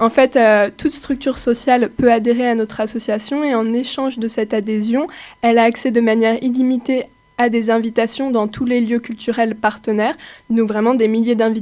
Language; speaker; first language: French; native; French